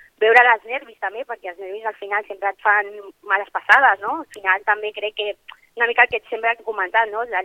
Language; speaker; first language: Catalan; native; Catalan